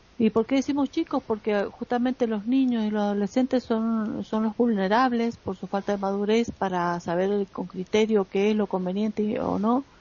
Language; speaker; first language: Spanish; native; Spanish